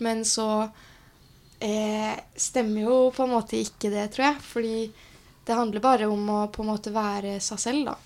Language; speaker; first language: Norwegian; native; Norwegian